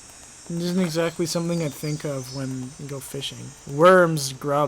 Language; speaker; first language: English; native; English